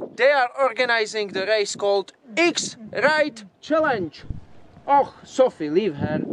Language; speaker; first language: English; non-native, fluent; Czech